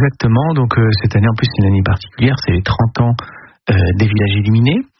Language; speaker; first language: French; native; French